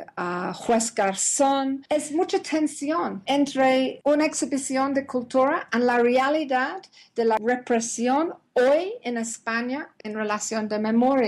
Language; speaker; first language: Spanish; non-native, learner; English